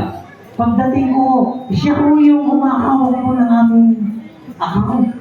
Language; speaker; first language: Filipino; native; Filipino